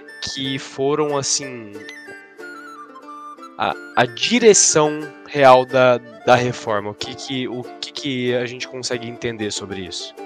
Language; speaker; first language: Portuguese; native; Portuguese